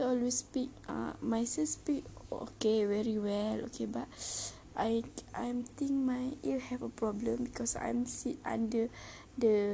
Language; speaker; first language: English; non-native, learner; Malay